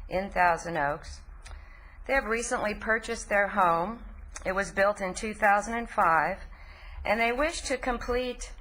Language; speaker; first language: English; native; English